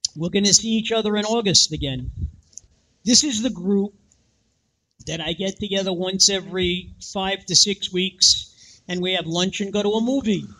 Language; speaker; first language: English; native; English